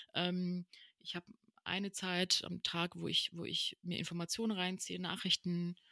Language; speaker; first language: German; early bilingual, other home language; Spanish